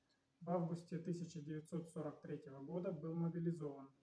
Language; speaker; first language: Russian; native; Russian